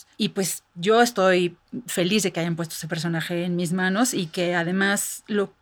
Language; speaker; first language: Spanish; native; Spanish